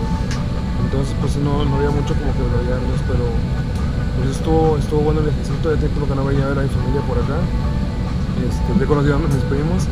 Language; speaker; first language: Spanish; native; Spanish